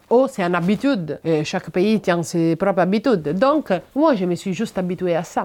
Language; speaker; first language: French; non-native, fluent; Italian